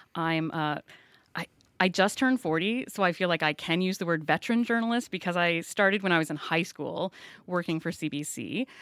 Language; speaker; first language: English; native; English